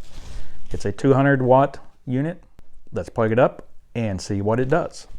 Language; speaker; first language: English; native; English